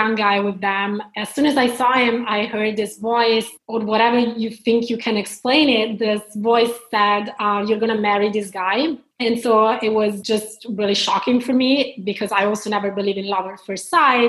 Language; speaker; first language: English; non-native, fluent; Italian